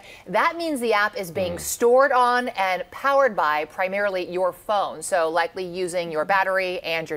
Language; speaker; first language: English; native; English